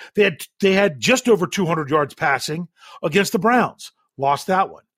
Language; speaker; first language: English; native; English